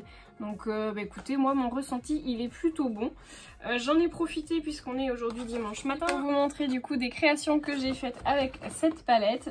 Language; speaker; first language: French; native; French